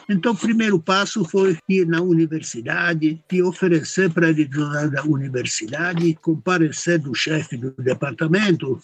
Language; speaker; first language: Portuguese; non-native, fluent; Czech